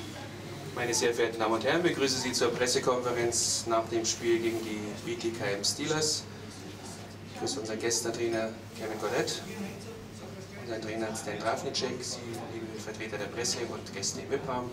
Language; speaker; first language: German; native; German